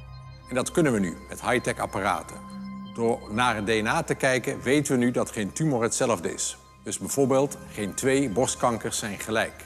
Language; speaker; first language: Dutch; native; Dutch